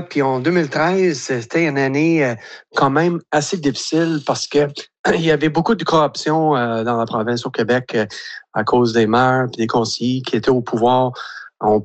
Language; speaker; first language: French; native; French